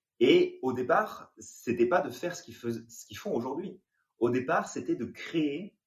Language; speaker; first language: French; native; French